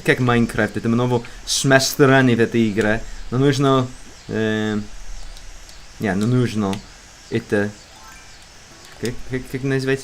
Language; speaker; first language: Russian; non-native, learner; English